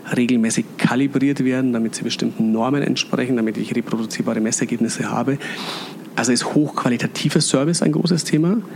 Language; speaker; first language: German; native; German